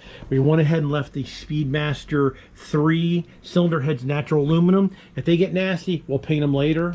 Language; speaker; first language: English; native; English